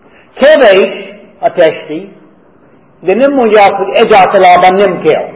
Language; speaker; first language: Hungarian; non-native, learner; English